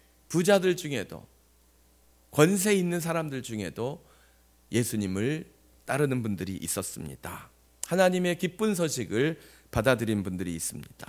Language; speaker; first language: Korean; native; Korean